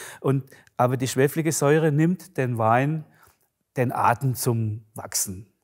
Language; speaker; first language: German; native; German